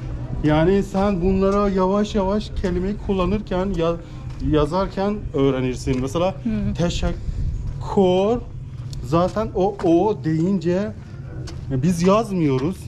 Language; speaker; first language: Turkish; non-native, learner; Persian